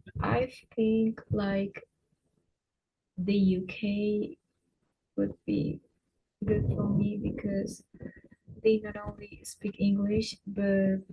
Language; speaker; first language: English; non-native, fluent; Spanish